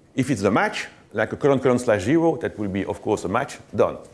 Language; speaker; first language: English; non-native, fluent; French